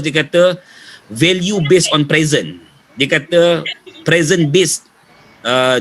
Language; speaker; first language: Malay; native; Malay